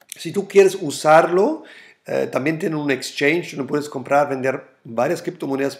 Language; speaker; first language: Spanish; non-native, fluent; German